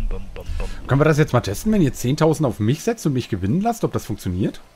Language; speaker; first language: German; native; German